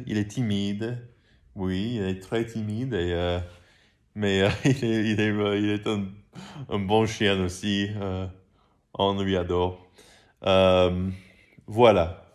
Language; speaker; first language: French; non-native, learner; English